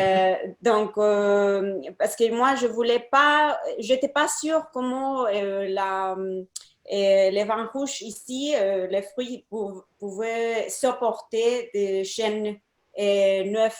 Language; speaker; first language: French; non-native, fluent; Spanish